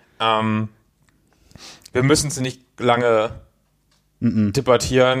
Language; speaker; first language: German; native; German